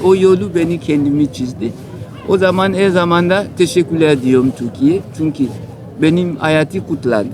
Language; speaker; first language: Turkish; non-native, learner; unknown